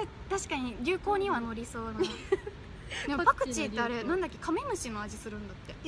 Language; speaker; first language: Japanese; native; Japanese